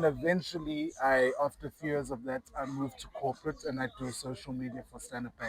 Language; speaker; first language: English; non-native, local second language; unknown